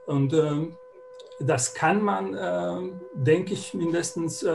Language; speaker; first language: German; non-native, fluent; Hungarian